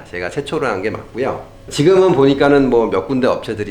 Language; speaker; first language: Korean; native; Korean